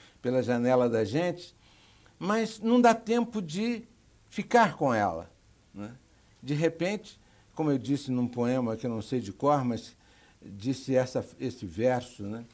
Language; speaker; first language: Portuguese; native; Portuguese